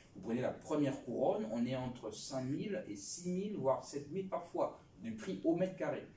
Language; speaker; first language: French; non-native, local second language; Lingala